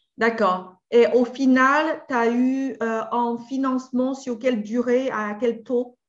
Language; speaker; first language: French; native; French